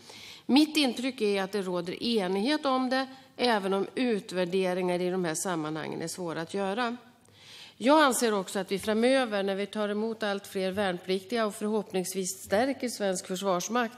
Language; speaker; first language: Swedish; native; Swedish